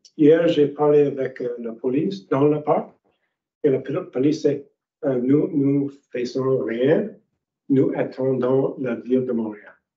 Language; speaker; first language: French; non-native, learner; English